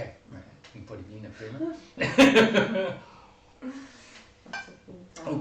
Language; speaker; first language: Italian; non-native, learner; English